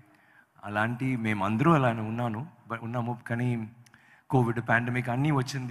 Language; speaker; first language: Telugu; non-native, learner; Tamil